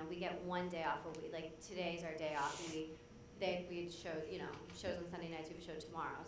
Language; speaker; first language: English; native; English